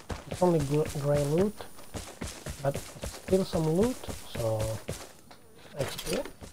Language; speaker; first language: English; non-native, fluent; Italian